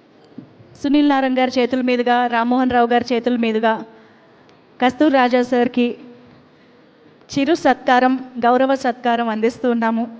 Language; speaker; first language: Telugu; native; Telugu